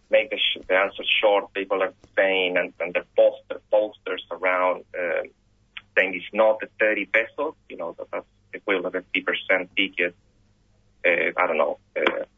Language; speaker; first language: English; non-native, fluent; Spanish